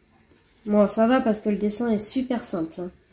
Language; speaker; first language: French; native; French